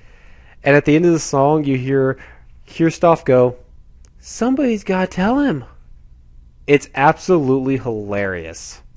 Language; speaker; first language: English; native; English